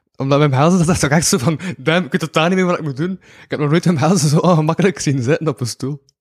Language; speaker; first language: Dutch; native; Dutch